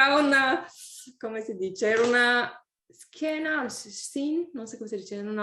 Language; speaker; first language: Italian; non-native, learner; English